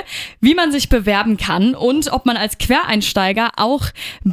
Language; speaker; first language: German; native; German